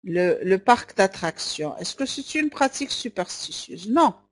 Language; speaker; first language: French; non-native, local second language; Arabic